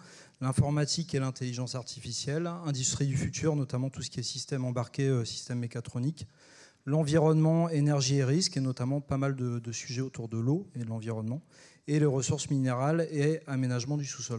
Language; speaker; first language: French; native; French